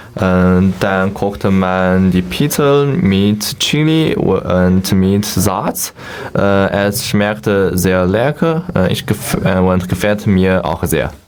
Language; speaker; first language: German; non-native, learner; Chinese